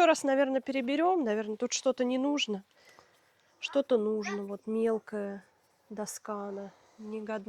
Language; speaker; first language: Russian; native; Russian